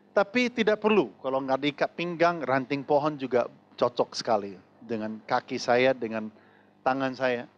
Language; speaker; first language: Indonesian; non-native, fluent; English